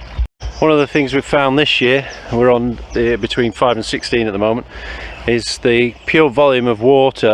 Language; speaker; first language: English; native; English